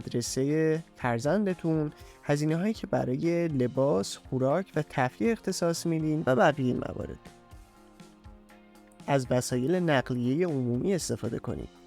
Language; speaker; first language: Persian; native; Persian